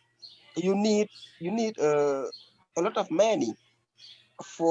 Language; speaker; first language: English; non-native, learner; French